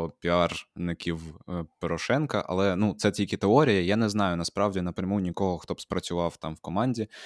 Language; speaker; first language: Ukrainian; non-native, local second language; Russian